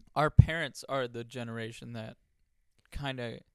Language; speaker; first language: English; early bilingual, other home language; Hungarian